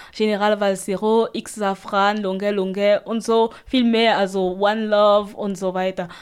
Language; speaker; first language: German; non-native, fluent; Basaa